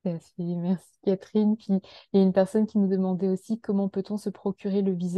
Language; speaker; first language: French; native; French